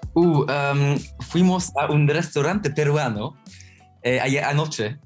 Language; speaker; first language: Spanish; non-native, fluent; Luxembourgish